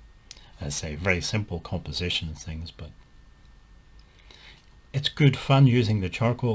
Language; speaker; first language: English; native; English